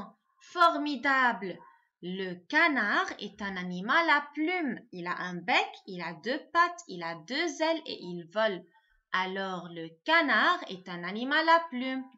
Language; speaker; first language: French; non-native, local second language; Arabic